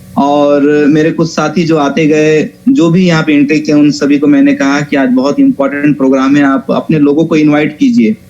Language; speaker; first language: Hindi; native; Hindi